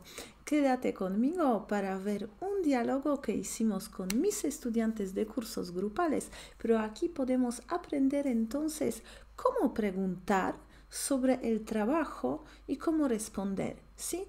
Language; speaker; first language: Spanish; non-native, fluent; Polish